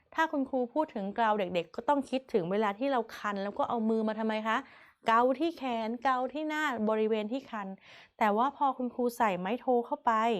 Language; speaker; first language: Thai; native; Thai